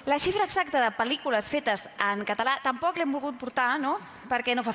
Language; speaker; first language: Catalan; native; Catalan